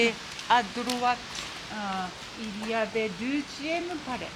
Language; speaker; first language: French; non-native, learner; Japanese